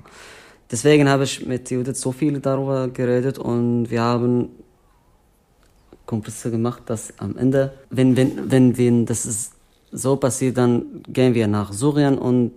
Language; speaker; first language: German; non-native, learner; Arabic